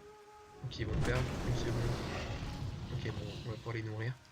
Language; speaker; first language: French; native; French